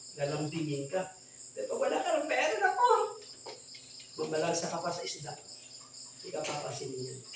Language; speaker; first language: Filipino; non-native, local second language; Masbatenyo